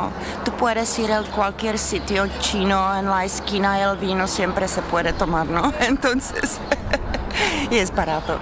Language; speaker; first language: Spanish; non-native, fluent; Czech